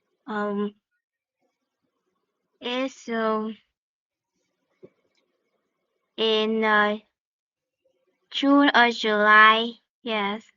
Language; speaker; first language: English; non-native, learner; Vietnamese